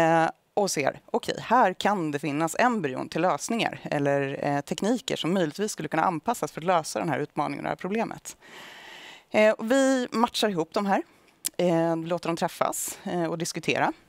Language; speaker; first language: Swedish; native; Swedish